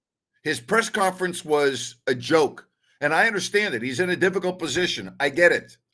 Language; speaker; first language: English; native; English